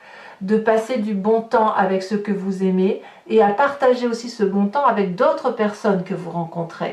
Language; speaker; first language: French; native; French